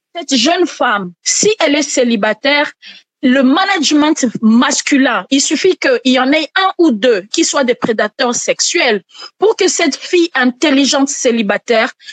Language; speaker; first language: French; non-native, local second language; Lingala